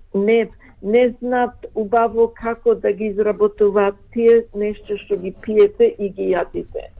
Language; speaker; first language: Macedonian; early bilingual, heritage; Macedonian